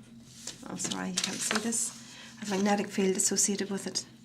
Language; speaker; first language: English; native; English